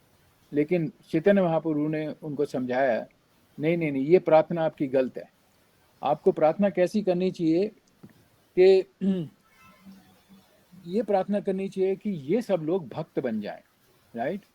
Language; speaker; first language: Hindi; native; Hindi